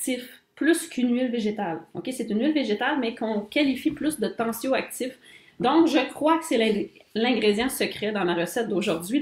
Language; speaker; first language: French; native; French